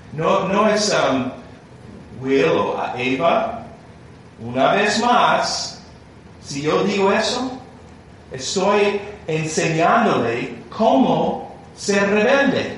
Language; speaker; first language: Spanish; non-native, learner; English